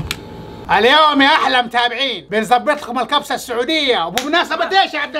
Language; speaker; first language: Arabic; native; Arabic